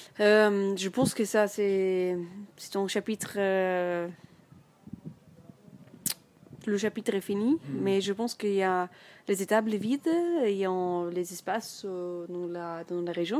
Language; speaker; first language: French; non-native, learner; German